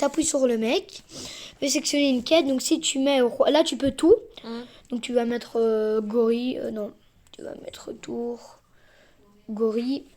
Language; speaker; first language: French; native; French